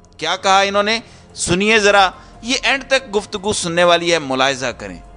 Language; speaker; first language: Urdu; native; Urdu